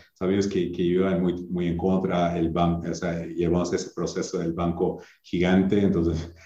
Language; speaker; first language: Spanish; non-native, fluent; English